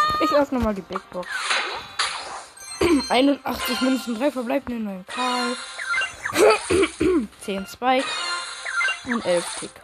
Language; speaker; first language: German; native; German